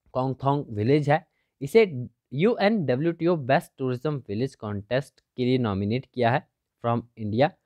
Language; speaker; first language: Hindi; native; Hindi